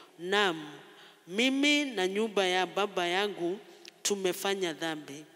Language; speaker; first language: Swahili; non-native, local second language; Kikuyu